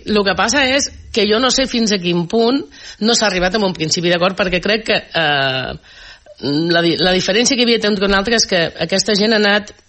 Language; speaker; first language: Catalan; non-native, local second language; Spanish